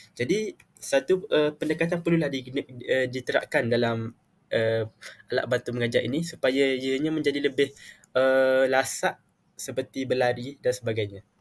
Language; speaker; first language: Malay; native; Malay